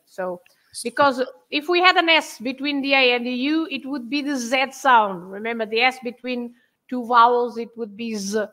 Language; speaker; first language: English; non-native, fluent; Portuguese